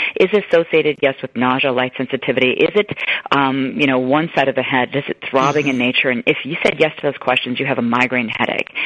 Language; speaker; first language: English; native; English